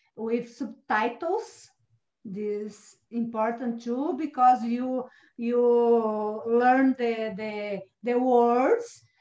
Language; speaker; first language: English; non-native, learner; Portuguese